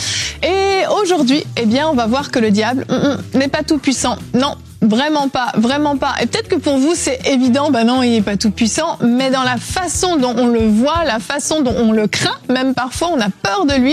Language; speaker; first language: French; native; French